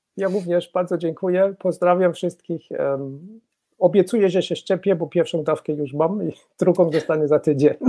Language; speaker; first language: Polish; non-native, fluent; German